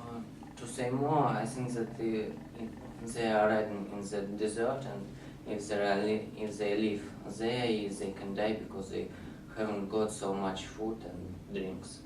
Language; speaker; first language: English; non-native, learner; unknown